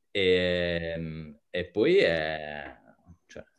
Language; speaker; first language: Italian; native; Italian